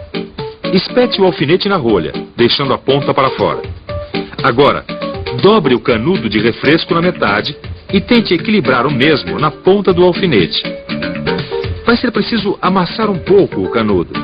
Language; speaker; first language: Portuguese; native; Portuguese